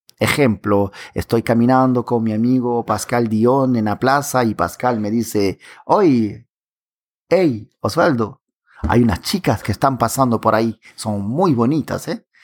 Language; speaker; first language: Spanish; native; Spanish